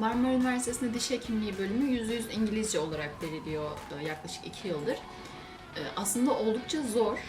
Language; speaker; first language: Turkish; native; Turkish